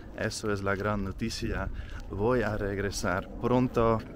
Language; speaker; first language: Spanish; non-native, learner; Dutch